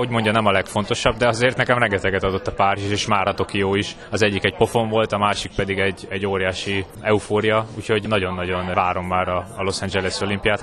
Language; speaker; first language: Hungarian; native; Hungarian